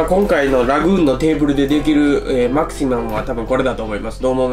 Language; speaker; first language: Japanese; native; Japanese